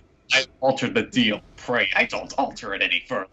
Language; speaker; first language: English; native; English